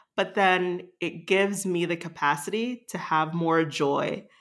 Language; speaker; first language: English; early bilingual, other home language; Haitian Creole